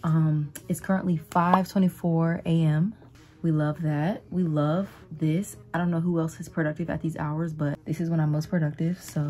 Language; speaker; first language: English; native; English